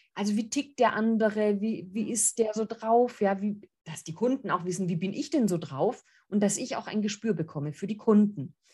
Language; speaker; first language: German; early bilingual, other home language; Greek